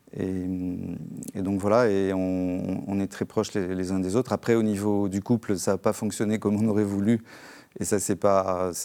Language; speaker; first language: French; native; French